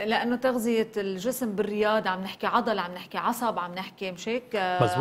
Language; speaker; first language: Arabic; native; Arabic